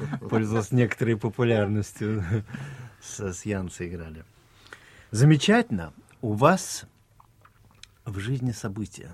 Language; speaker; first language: Russian; native; Russian